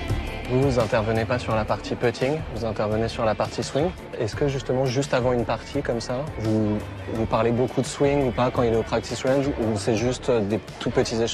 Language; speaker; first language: French; native; French